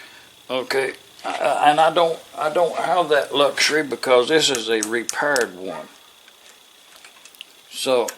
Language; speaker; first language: English; native; English